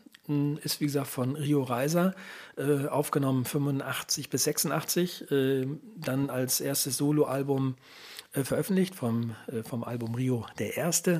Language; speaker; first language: German; native; German